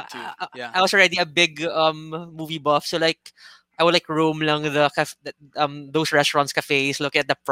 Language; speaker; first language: English; non-native, local second language; Filipino